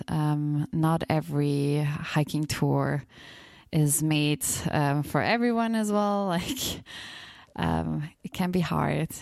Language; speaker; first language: English; non-native, fluent; German